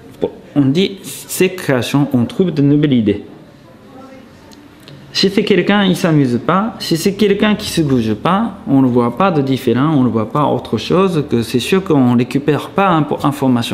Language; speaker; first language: French; non-native, fluent; Japanese